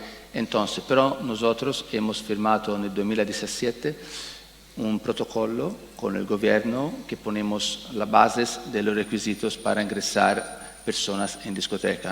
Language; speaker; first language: Spanish; non-native, learner; Italian